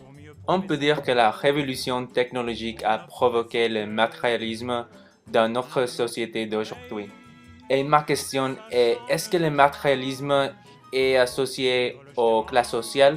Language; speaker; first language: French; non-native, learner; English